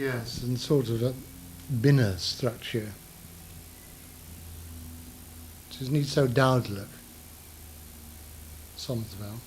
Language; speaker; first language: Dutch; non-native, learner; English